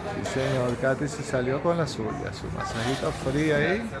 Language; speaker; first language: Spanish; native; Spanish